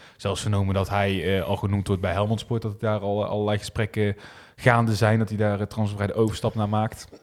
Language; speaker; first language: Dutch; native; Dutch